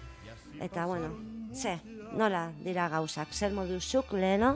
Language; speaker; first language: Basque; non-native, local second language; Spanish